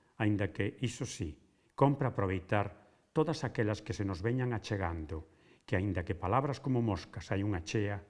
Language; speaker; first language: Galician; native; Galician